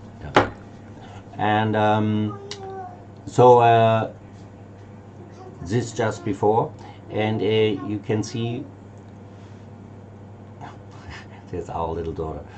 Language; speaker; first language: English; non-native, learner; German